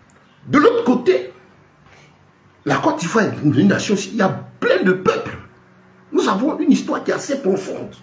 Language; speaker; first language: French; native; French